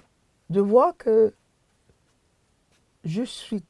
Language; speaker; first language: French; non-native, fluent; English